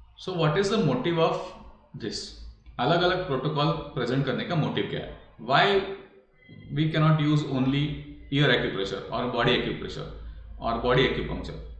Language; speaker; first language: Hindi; non-native, local second language; Marathi